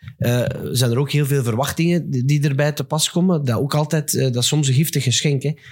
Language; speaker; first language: Dutch; native; Dutch